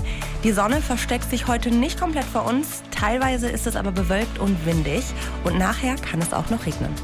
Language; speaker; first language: German; native; German